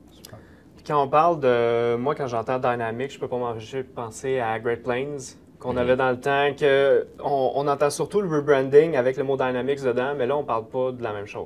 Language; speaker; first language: French; native; French